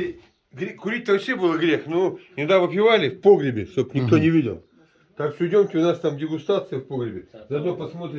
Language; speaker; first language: Russian; native; Russian